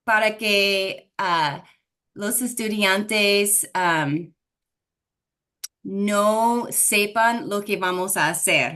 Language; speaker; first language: Spanish; non-native, fluent; English